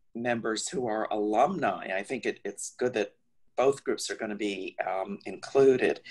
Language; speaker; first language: English; native; English